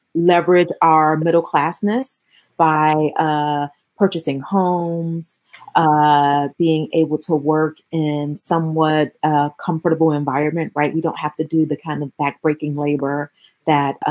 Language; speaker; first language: English; native; English